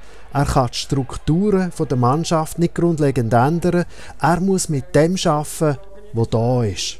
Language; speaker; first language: German; native; German